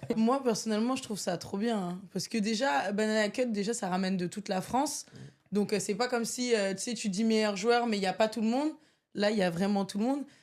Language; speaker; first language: French; native; French